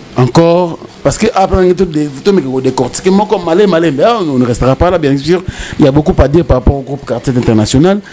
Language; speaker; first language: French; non-native, local second language; Lingala